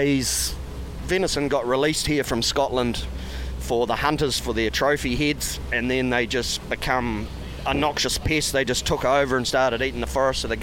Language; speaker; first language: English; native; English